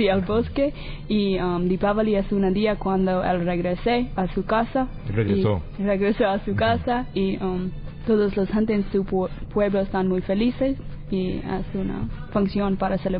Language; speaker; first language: Spanish; non-native, learner; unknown